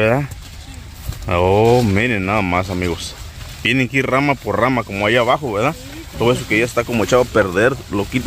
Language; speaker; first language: Spanish; native; Spanish